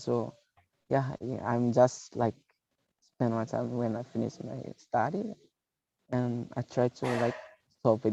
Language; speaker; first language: English; non-native, learner; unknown